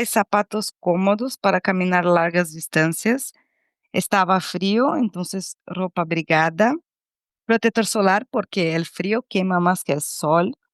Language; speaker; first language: Spanish; non-native, fluent; Portuguese